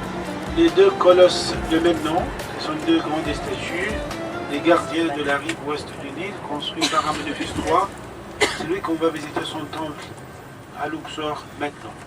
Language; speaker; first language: French; non-native, fluent; Arabic